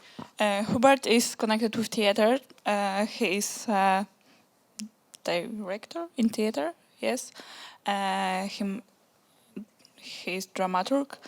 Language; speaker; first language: English; non-native, learner; Polish